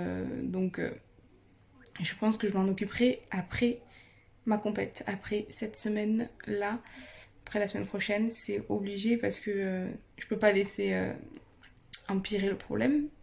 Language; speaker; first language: French; native; French